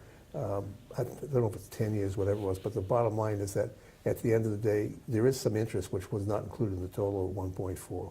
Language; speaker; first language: English; native; English